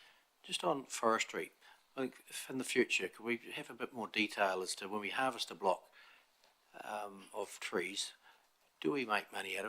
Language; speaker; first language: English; native; English